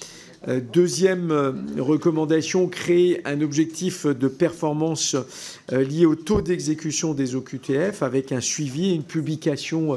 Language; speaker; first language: French; native; French